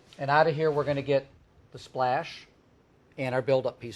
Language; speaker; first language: English; native; English